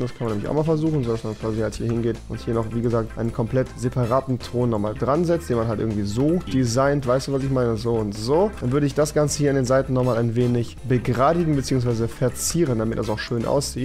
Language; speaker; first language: German; native; German